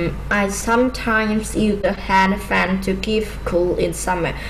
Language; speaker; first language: English; non-native, learner; Vietnamese